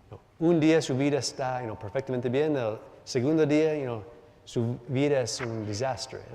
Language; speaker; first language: Spanish; non-native, learner; English